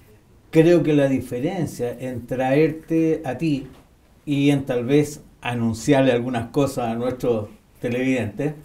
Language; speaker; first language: Spanish; native; Spanish